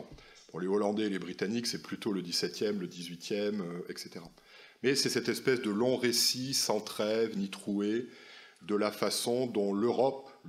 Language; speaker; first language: French; native; French